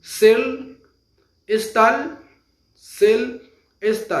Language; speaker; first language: Portuguese; non-native, fluent; Haitian Creole